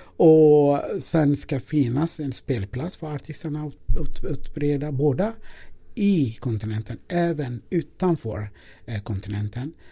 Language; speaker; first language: Swedish; non-native, fluent; Amharic